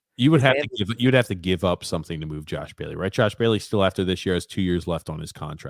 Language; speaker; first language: English; native; English